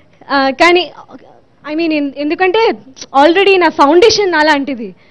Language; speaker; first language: Telugu; non-native, learner; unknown